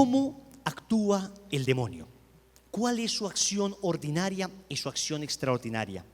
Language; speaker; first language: Spanish; native; Spanish